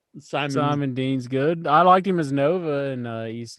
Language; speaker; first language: English; native; English